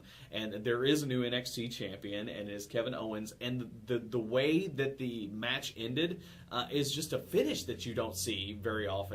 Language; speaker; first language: English; native; English